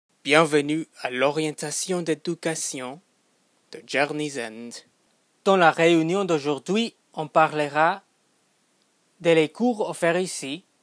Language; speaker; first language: French; non-native, fluent; English